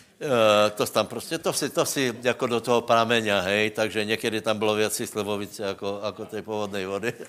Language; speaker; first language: Czech; non-native, local second language; Slovak